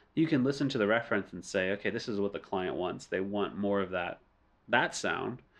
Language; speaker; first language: English; native; English